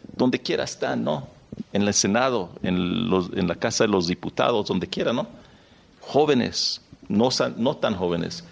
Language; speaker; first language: Spanish; early bilingual, heritage; Spanish